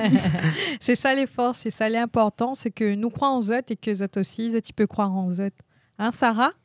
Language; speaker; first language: French; non-native, local second language; Réunion Creole French